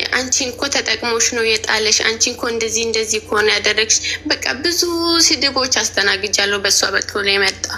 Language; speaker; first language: Amharic; native; Amharic